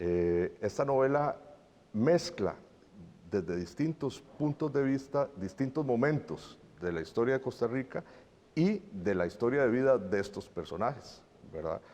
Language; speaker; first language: Spanish; native; Spanish